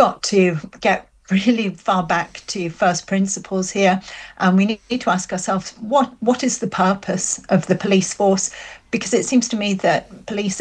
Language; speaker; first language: English; native; English